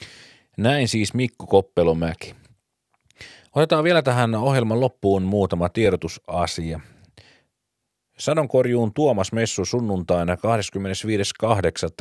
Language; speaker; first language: Finnish; native; Finnish